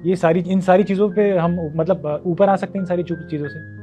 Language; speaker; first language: Hindi; native; Hindi